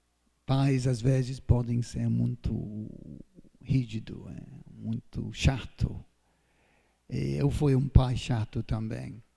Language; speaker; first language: Portuguese; non-native, fluent; English